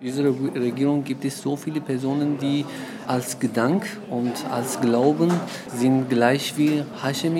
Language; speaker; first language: German; non-native, fluent; Persian